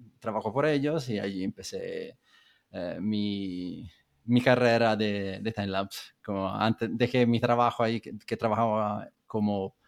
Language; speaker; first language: Spanish; non-native, fluent; Italian